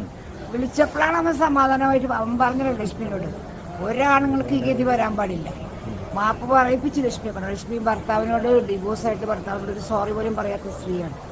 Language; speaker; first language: Malayalam; native; Malayalam